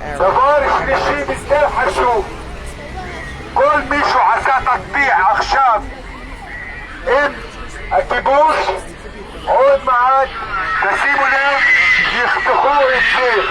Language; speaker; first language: Hebrew; non-native, local second language; Arabic